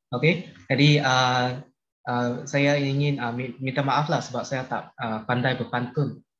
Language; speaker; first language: Malay; non-native, local second language; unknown